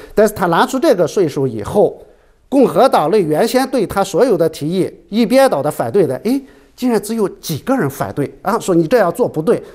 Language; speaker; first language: Chinese; native; Chinese